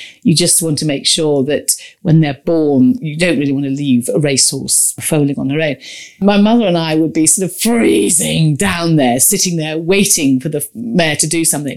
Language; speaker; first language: English; native; English